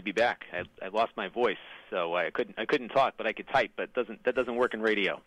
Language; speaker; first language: English; native; English